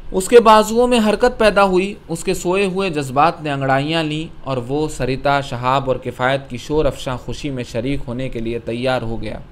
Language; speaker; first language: Urdu; native; Urdu